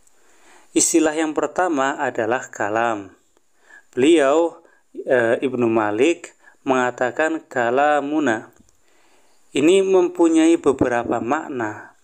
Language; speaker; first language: Indonesian; native; Indonesian